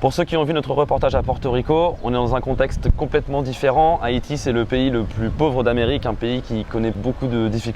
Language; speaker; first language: French; native; French